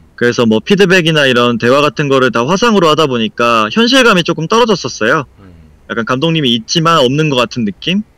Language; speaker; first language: Korean; native; Korean